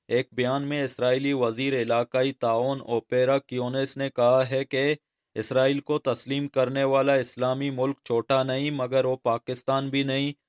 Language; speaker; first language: Urdu; non-native, local second language; Baluchi